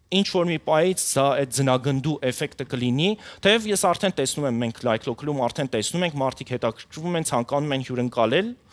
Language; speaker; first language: Armenian; native; Armenian